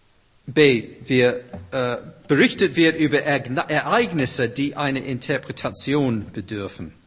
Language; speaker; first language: German; non-native, fluent; English